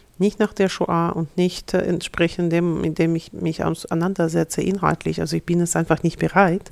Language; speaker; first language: German; non-native, fluent; Russian